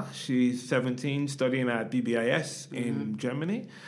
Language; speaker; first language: English; non-native, local second language; Yoruba